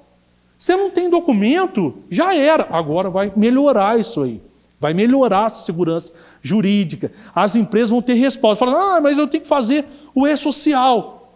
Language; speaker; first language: Portuguese; native; Portuguese